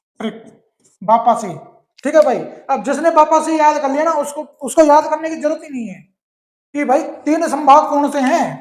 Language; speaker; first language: Hindi; native; Hindi